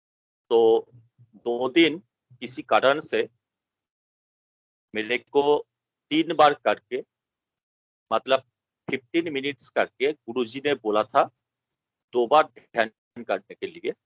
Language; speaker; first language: Hindi; non-native, local second language; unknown